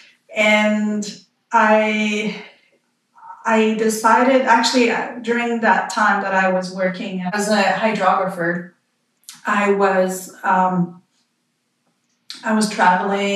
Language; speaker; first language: English; non-native, fluent; French